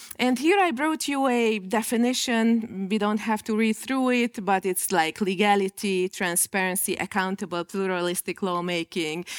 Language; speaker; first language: English; non-native, fluent; Hungarian